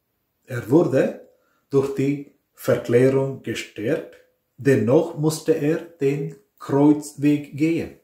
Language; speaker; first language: German; non-native, fluent; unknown